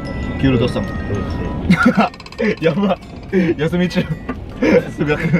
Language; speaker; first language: Japanese; non-native, fluent; Indonesian